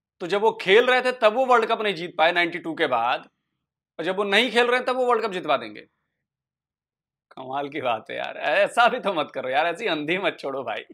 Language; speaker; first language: Hindi; native; Hindi